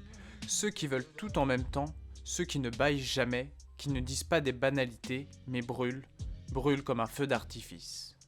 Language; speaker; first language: French; native; French